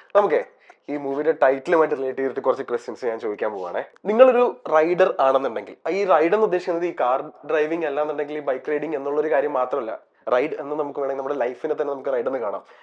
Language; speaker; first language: Malayalam; native; Malayalam